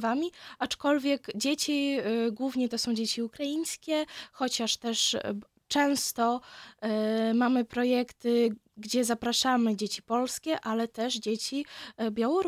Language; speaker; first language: Polish; non-native, fluent; Ukrainian